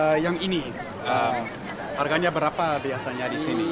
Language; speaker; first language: Indonesian; non-native, learner; Dutch